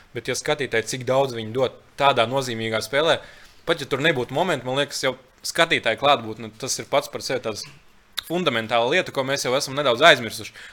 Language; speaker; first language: Latvian; early bilingual, other home language; Lithuanian